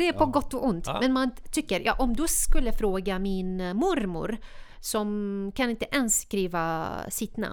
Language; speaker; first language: Swedish; non-native, fluent; Arabic